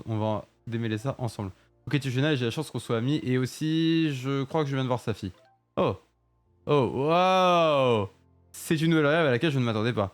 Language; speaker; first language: French; native; French